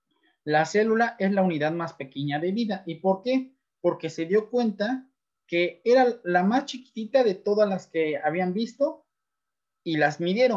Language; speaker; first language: Spanish; native; Spanish